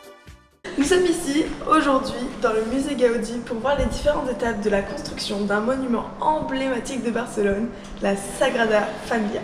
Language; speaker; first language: French; native; French